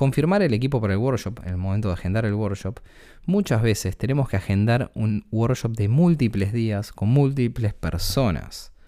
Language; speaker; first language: Spanish; native; Spanish